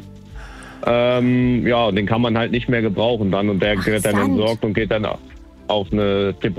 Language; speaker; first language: German; native; German